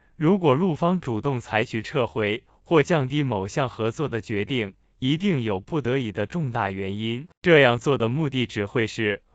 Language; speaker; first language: Chinese; native; Chinese